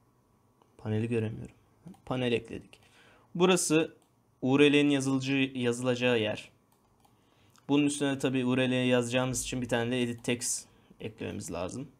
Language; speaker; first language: Turkish; native; Turkish